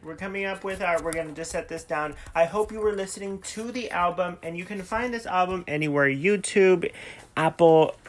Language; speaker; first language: English; early bilingual, other home language; Spanish